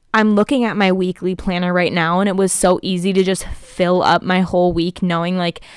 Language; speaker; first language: English; native; English